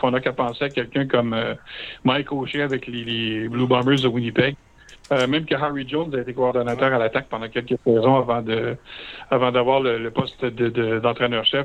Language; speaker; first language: French; native; French